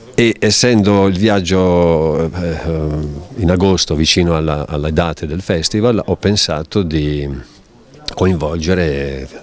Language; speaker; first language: Italian; native; Italian